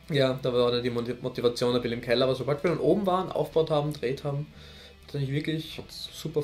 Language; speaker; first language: German; native; German